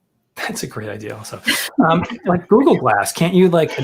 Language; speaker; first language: English; native; English